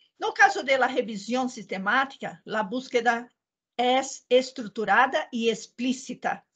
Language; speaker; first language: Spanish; non-native, learner; Portuguese